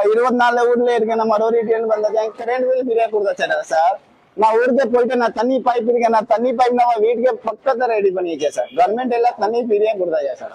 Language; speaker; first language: Tamil; non-native, local second language; Hindi